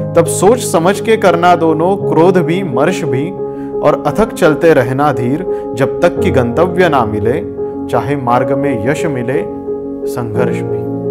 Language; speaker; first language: Hindi; non-native, local second language; Marathi